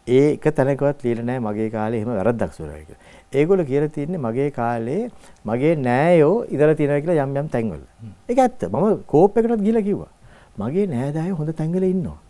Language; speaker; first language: Sinhala; native; Sinhala